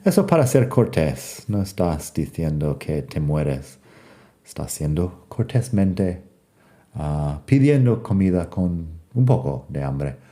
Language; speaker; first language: Spanish; non-native, fluent; English